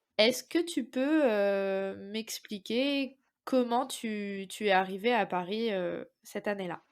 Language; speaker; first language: French; native; French